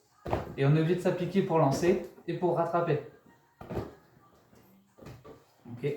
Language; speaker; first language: French; native; French